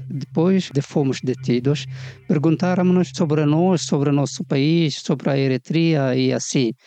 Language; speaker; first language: Portuguese; non-native, fluent; Tigrinya